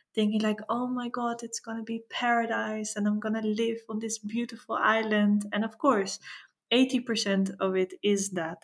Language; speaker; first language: English; non-native, fluent; Dutch